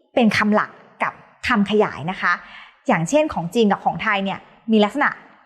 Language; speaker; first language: Thai; native; Thai